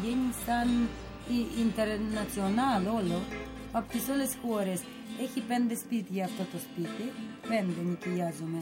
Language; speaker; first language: Greek; non-native, learner; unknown